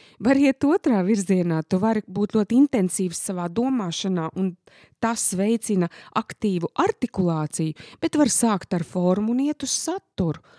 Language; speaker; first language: Latvian; native; Latvian